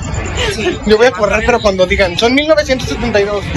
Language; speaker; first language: Spanish; native; Spanish